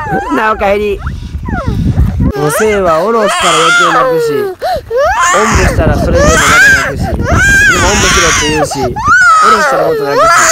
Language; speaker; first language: Japanese; native; Japanese